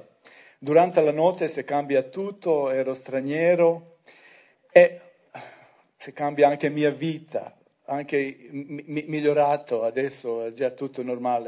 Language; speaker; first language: Italian; non-native, learner; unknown